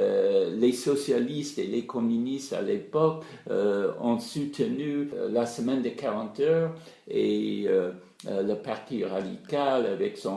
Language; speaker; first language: French; non-native, fluent; English